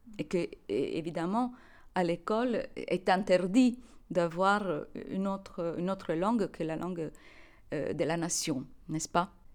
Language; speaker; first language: French; non-native, fluent; Italian